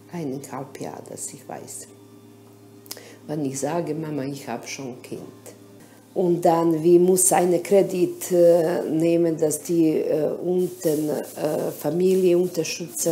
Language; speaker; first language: German; non-native, learner; Bosnian